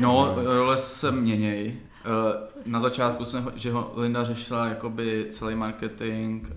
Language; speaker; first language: Czech; native; Czech